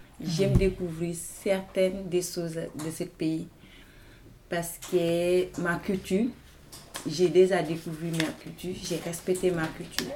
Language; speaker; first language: French; non-native, local second language; Wolof